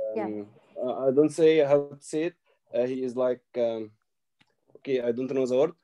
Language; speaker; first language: English; non-native, learner; Arabic